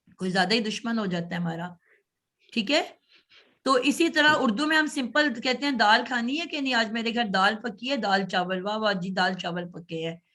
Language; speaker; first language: Urdu; native; Urdu